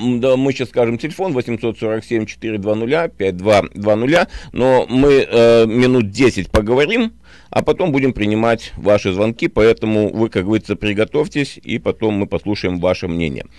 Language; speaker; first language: Russian; native; Russian